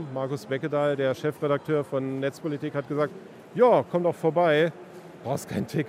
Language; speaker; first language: German; native; German